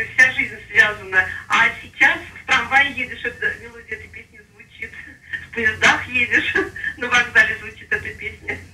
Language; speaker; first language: Russian; native; Russian